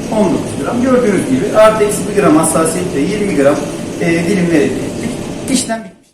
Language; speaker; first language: Turkish; native; Turkish